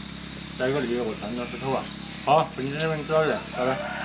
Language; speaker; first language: Chinese; native; Chinese